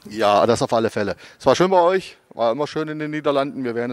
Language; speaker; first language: German; native; German